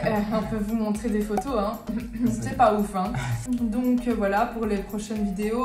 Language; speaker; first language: French; native; French